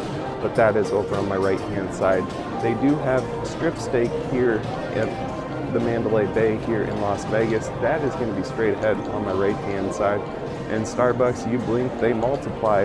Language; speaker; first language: English; native; English